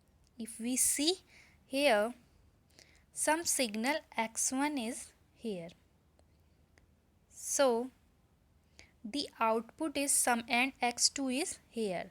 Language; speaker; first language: English; non-native, local second language; Hindi